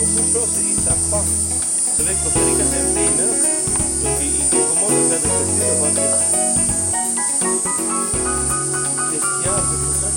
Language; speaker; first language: French; non-native, learner; Spanish